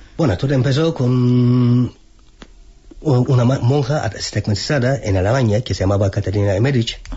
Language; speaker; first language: Spanish; non-native, fluent; Turkish